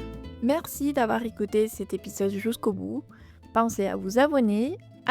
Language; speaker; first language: French; non-native, fluent; Spanish